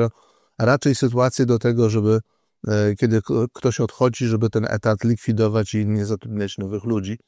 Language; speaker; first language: Polish; native; Polish